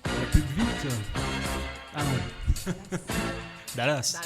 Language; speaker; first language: French; native; French